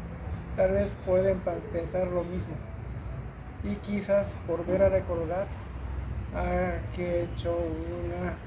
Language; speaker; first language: Spanish; non-native, learner; Japanese